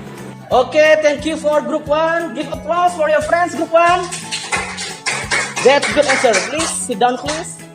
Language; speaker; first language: English; non-native, learner; Indonesian